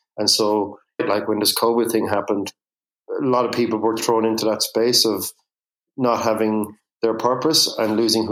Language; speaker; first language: English; native; English